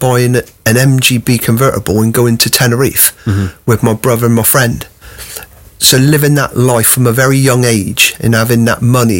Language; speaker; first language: English; native; English